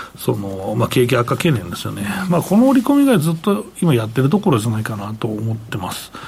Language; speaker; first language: Japanese; native; Japanese